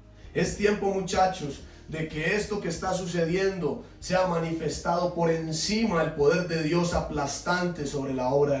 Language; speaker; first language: Spanish; native; Spanish